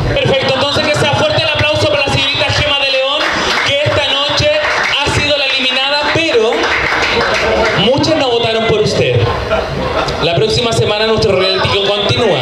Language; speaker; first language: Spanish; native; Spanish